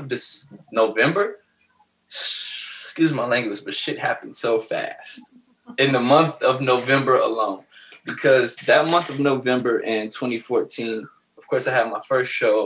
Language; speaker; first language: English; native; English